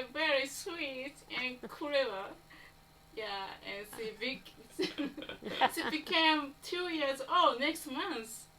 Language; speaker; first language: English; non-native, learner; Japanese